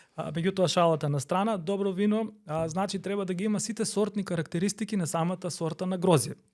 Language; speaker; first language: Macedonian; native; Macedonian